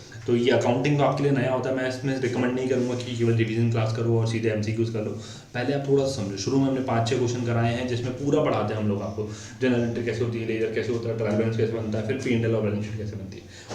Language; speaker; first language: Hindi; native; Hindi